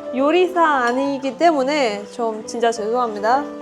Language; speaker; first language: Korean; non-native, fluent; Persian